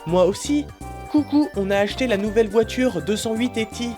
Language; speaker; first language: French; native; French